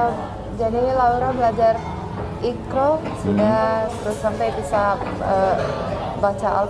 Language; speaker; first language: Indonesian; non-native, fluent; Finnish